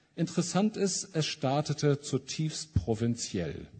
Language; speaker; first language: German; native; German